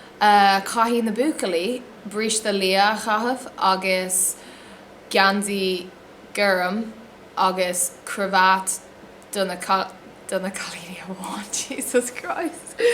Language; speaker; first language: Irish; non-native, local second language; English